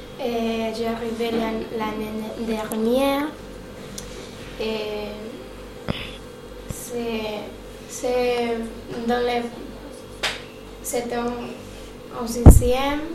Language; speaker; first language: French; non-native, learner; Spanish